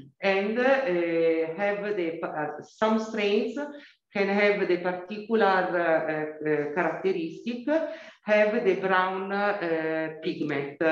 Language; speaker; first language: English; non-native, learner; Italian